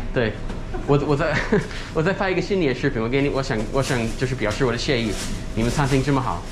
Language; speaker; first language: Chinese; non-native, fluent; English